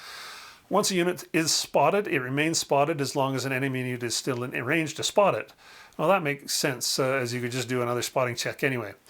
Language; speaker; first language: English; native; English